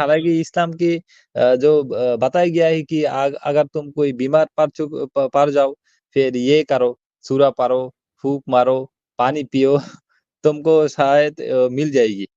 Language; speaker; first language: Hindi; non-native, learner; Bangla